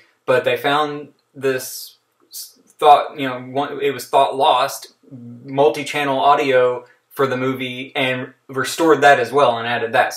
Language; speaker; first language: English; native; English